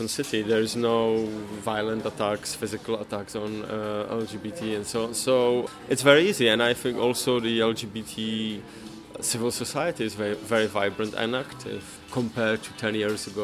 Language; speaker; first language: English; non-native, fluent; Polish